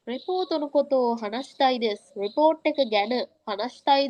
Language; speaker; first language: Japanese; non-native, fluent; Sinhala